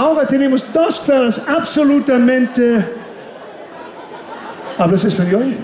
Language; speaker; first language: Spanish; non-native, fluent; German